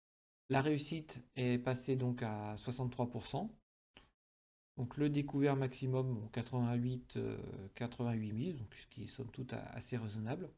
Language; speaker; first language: French; native; French